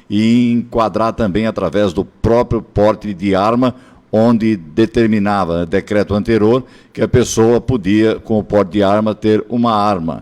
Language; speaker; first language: Portuguese; native; Portuguese